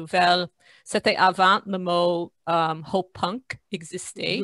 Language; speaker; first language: French; non-native, fluent; English